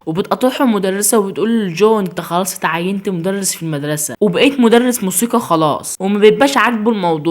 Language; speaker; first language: Arabic; native; Arabic